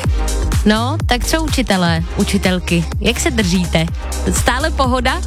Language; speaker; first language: Czech; native; Czech